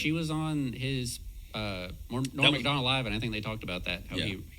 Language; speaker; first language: English; native; English